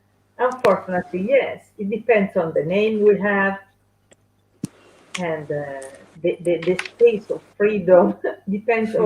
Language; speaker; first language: English; non-native, fluent; Italian